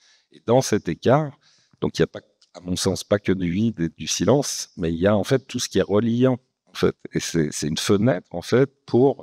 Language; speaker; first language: French; native; French